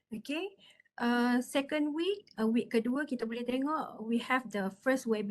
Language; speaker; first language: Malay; native; Malay